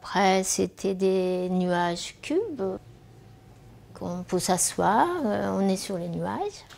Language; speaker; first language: French; non-native, fluent; Japanese